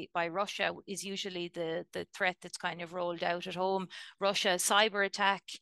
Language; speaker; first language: English; native; English